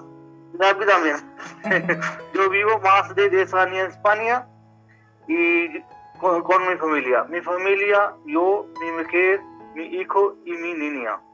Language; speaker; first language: Spanish; non-native, learner; Punjabi